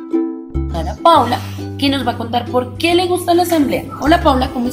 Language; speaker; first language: Spanish; native; Spanish